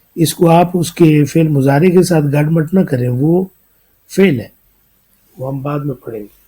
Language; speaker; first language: Urdu; native; Urdu